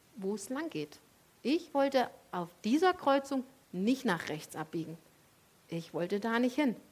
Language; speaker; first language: German; native; German